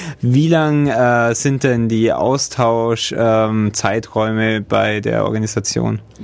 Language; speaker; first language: German; native; German